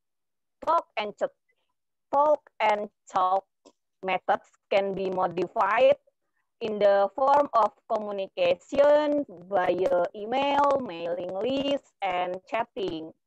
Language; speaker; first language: English; non-native, learner; Indonesian